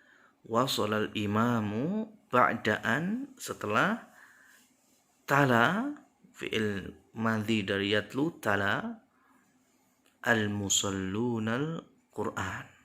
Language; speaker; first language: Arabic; non-native, fluent; Indonesian